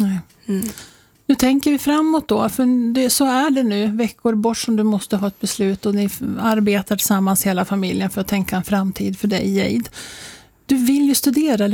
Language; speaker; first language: Swedish; native; Swedish